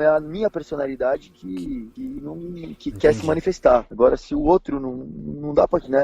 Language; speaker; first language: Portuguese; native; Portuguese